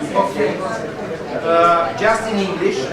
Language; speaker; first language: English; non-native, learner; Romanian